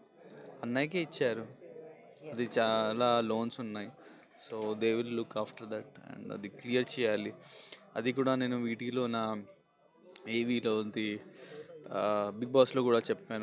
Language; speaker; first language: Telugu; non-native, local second language; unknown